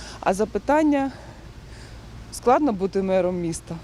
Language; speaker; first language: Ukrainian; non-native, local second language; Russian